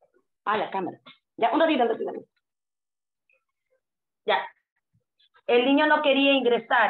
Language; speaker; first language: Spanish; native; Spanish